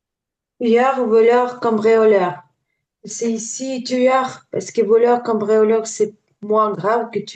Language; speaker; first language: French; non-native, learner; Ukrainian